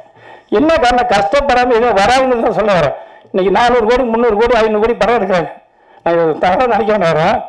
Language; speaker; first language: Tamil; native; Tamil